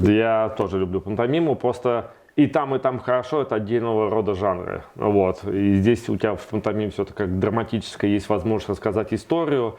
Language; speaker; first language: Russian; native; Russian